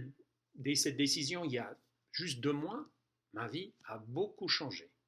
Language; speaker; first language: French; non-native, fluent; English